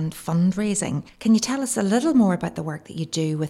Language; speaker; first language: English; native; English